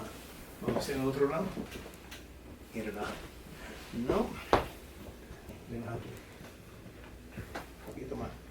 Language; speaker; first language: Spanish; early bilingual, heritage; English